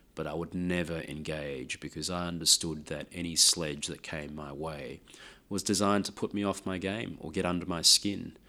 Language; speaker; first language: English; non-native, local second language; Lao